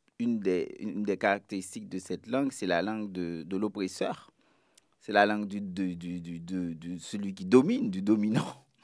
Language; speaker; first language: French; non-native, local second language; Haitian Creole